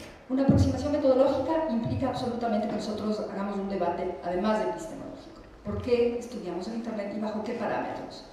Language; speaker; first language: Spanish; native; Spanish